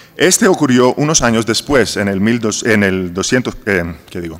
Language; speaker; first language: Spanish; non-native, fluent; Greek